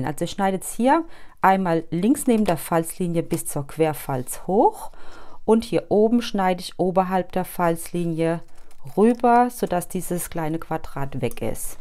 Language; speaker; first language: German; native; German